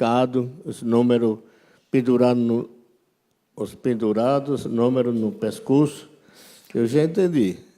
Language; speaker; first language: Portuguese; non-native, local second language; Yanomámi